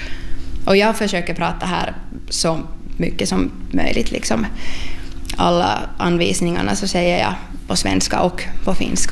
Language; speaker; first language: Swedish; non-native, local second language; Finnish